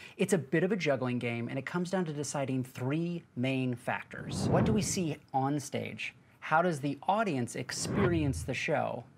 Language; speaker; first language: English; native; English